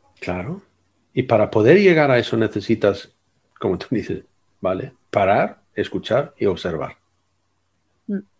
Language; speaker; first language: Spanish; non-native, fluent; Swedish